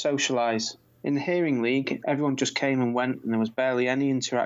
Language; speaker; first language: English; non-native, fluent; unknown